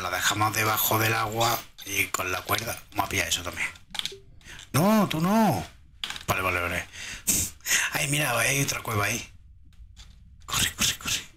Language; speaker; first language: Spanish; native; Spanish